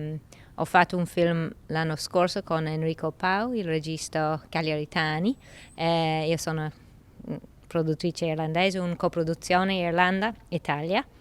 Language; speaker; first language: Italian; non-native, learner; English